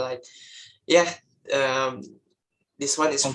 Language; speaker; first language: English; non-native, learner; Indonesian